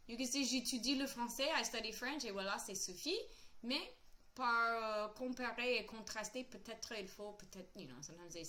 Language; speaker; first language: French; non-native, fluent; English